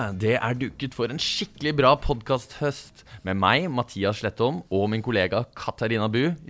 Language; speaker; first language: Norwegian; native; Norwegian